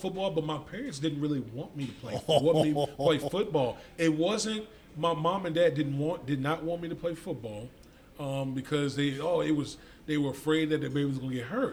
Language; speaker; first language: English; native; English